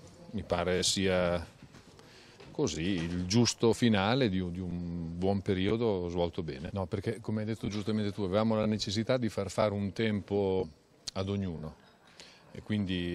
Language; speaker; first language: Italian; native; Italian